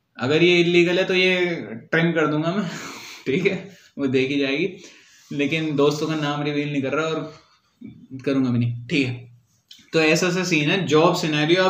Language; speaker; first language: Hindi; native; Hindi